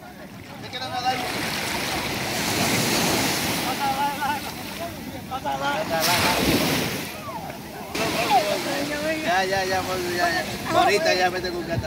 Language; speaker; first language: Spanish; native; Spanish